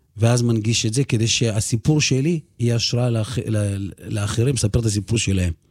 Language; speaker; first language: Hebrew; early bilingual, other home language; Russian